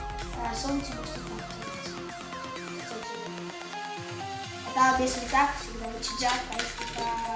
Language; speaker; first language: Russian; early bilingual, heritage; Russian